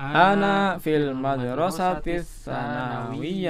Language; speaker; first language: Arabic; non-native, learner; Indonesian